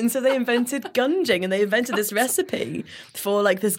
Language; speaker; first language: English; native; English